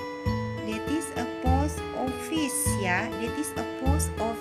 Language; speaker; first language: English; non-native, learner; Indonesian